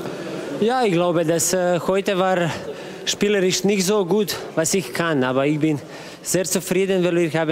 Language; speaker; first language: German; non-native, learner; Croatian